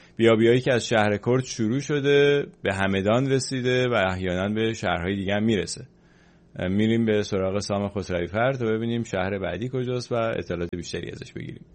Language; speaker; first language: Persian; native; Persian